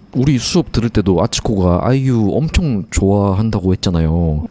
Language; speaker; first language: Korean; native; Korean